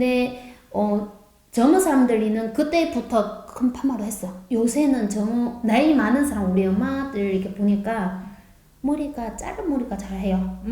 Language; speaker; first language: Korean; non-native, learner; Chinese